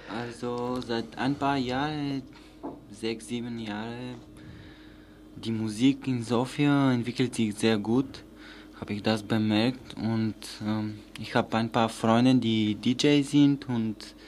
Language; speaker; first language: German; non-native, learner; Bulgarian